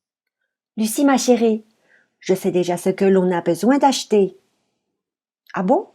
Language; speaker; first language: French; non-native, fluent; Chinese